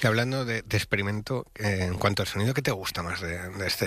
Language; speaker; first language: Spanish; native; Spanish